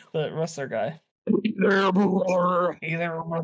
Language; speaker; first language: English; native; English